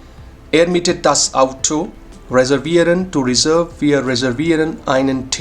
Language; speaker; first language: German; non-native, fluent; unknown